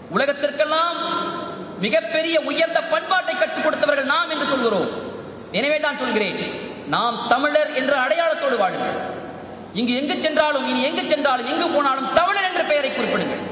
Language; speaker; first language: Tamil; early bilingual, heritage; Tamil